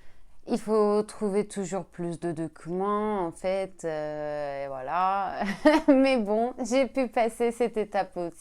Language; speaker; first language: French; non-native, learner; Turkish